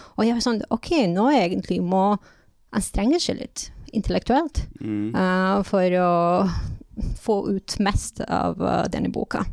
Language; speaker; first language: Norwegian; non-native, fluent; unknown